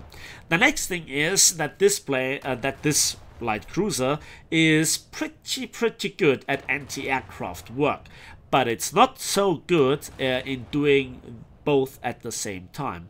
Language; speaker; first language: English; non-native, fluent; German